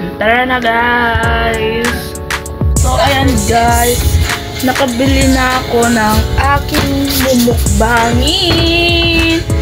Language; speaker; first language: Filipino; non-native, local second language; Pampanga